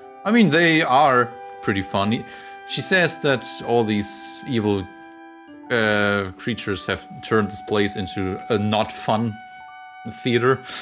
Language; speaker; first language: English; non-native, fluent; German